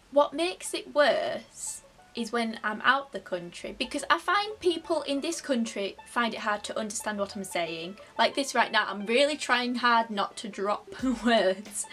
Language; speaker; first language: English; native; English